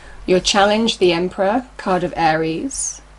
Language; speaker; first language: English; native; English